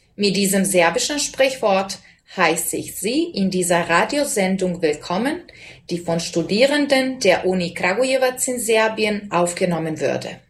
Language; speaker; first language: German; non-native, fluent; Serbian